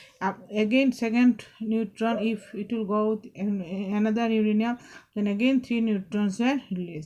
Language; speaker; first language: English; non-native, local second language; Bangla